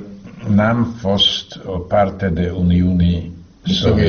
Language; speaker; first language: Romanian; non-native, learner; Slovak